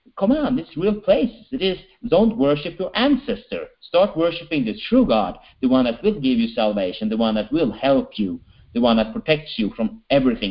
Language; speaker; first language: English; non-native, fluent; Swedish